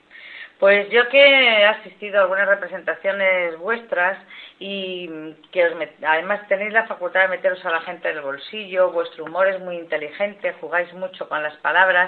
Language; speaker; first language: Spanish; native; Spanish